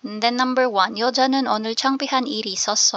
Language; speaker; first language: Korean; non-native, fluent; Filipino